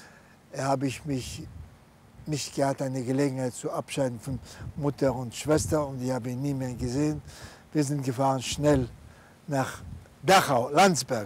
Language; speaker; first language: German; non-native, fluent; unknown